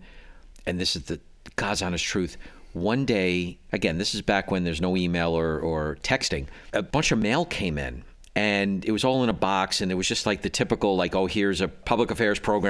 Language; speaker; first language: English; native; English